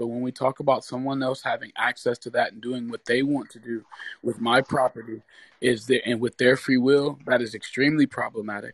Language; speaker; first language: English; native; English